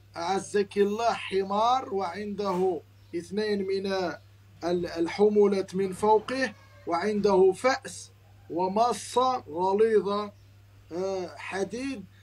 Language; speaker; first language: Arabic; non-native, local second language; Riffian